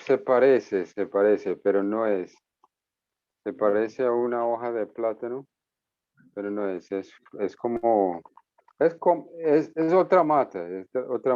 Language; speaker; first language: Spanish; non-native, fluent; English